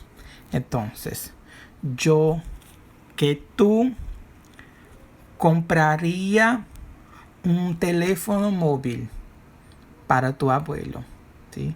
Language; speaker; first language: Spanish; non-native, fluent; Portuguese